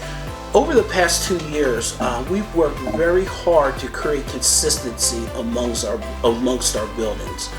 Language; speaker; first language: English; native; English